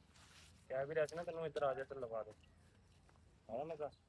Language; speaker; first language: Hindi; non-native, local second language; Punjabi